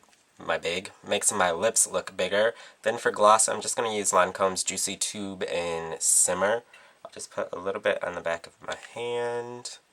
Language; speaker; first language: English; native; English